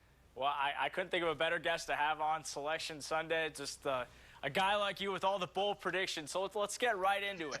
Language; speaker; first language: English; native; English